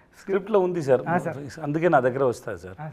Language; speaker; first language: Telugu; non-native, learner; Tamil